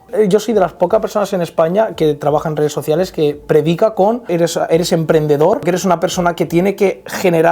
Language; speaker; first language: Spanish; native; Spanish